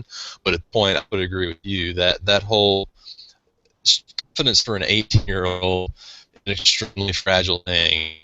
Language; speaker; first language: English; native; English